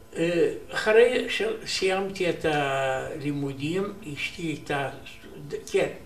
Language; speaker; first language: Hebrew; non-native, learner; Romanian